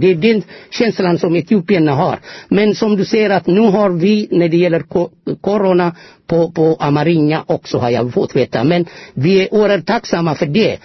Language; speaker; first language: Swedish; non-native, fluent; Amharic